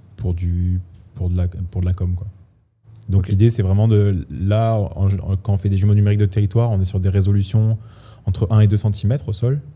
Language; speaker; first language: French; native; French